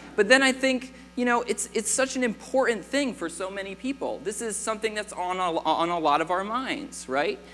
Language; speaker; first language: English; native; English